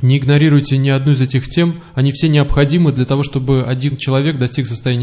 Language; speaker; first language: Russian; native; Russian